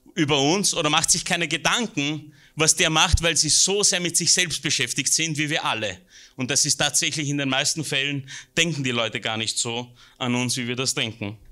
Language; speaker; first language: German; native; German